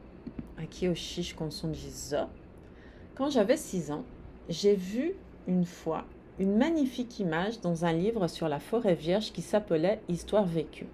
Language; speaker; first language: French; non-native, fluent; Portuguese